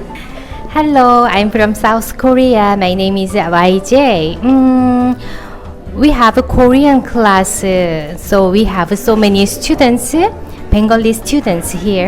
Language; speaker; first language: English; non-native, learner; Korean